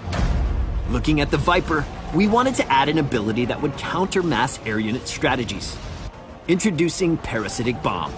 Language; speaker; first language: English; native; English